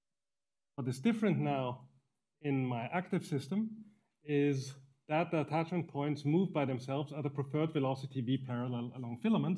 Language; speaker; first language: English; non-native, fluent; German